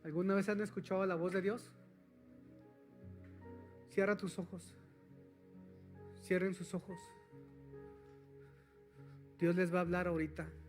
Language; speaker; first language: Spanish; native; Spanish